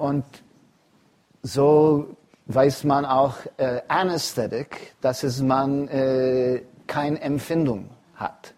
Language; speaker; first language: German; non-native, fluent; English